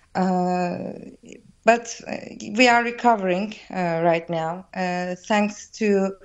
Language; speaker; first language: English; non-native, fluent; Turkish